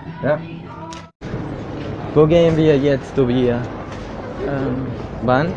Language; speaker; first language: German; non-native, learner; Italian